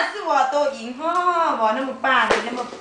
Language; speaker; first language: Chinese; non-native, learner; Thai